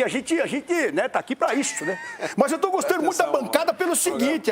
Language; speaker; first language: Portuguese; native; Portuguese